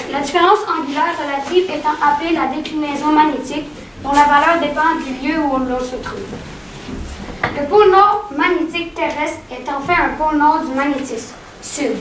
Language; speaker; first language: French; native; French